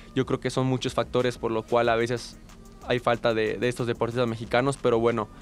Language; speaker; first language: Spanish; native; Spanish